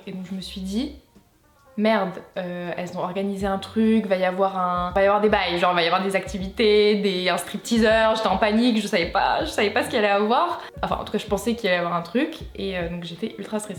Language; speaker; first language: French; native; French